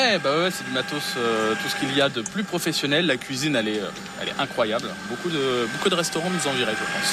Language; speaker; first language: French; native; French